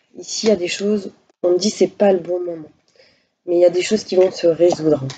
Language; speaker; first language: French; native; French